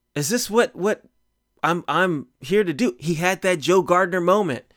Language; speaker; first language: English; native; English